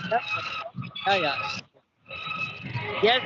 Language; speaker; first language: English; non-native, learner; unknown